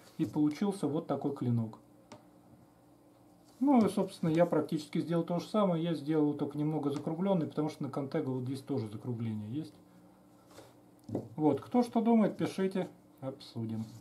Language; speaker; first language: Russian; native; Russian